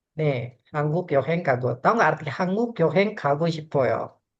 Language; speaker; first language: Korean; non-native, fluent; Indonesian